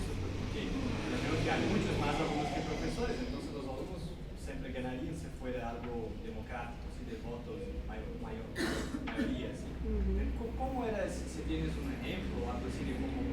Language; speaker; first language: Spanish; non-native, fluent; Portuguese